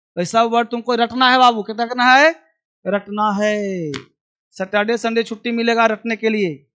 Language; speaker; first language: Hindi; non-native, local second language; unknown